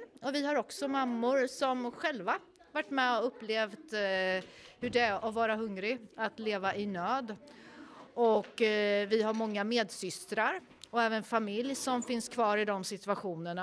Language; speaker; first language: Swedish; native; Swedish